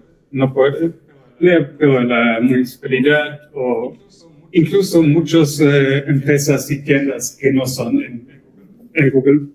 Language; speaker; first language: Spanish; non-native, learner; German